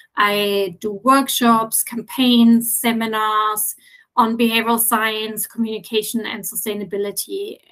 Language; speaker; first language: English; non-native, fluent; German